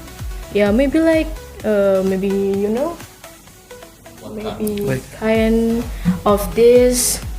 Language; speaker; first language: English; non-native, learner; Indonesian